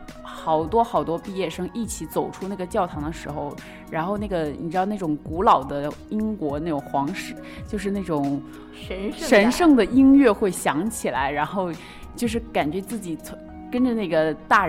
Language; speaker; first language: Chinese; native; Chinese